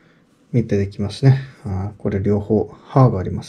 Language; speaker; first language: Japanese; non-native, fluent; English